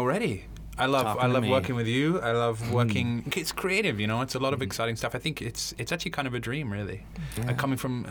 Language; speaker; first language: English; native; English